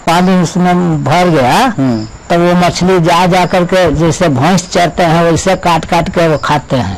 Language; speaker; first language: Hindi; native; Hindi